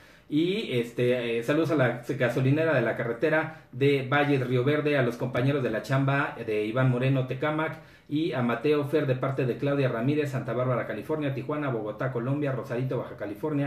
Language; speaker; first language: Spanish; native; Spanish